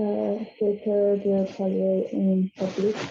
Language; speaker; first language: French; non-native, learner; English